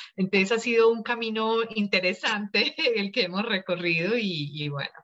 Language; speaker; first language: Spanish; native; Spanish